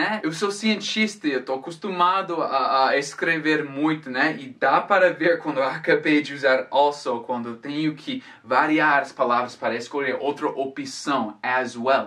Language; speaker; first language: Portuguese; non-native, fluent; English